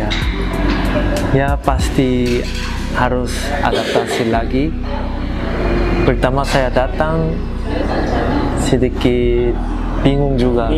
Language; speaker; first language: Indonesian; non-native, learner; Korean